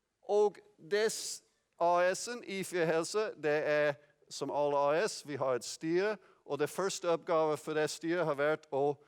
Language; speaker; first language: Norwegian; non-native, fluent; English